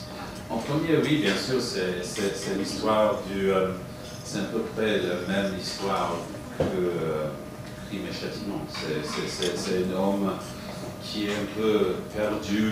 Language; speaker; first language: French; non-native, fluent; English